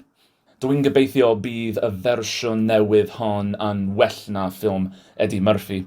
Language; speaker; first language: Welsh; non-native, learner; English